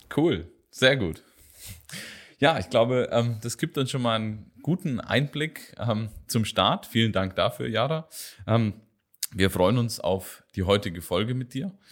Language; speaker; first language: German; native; German